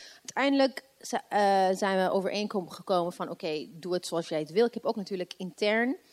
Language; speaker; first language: Dutch; non-native, fluent; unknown